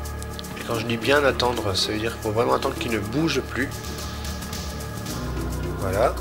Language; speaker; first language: French; native; French